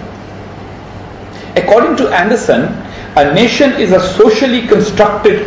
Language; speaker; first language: English; non-native, local second language; Urdu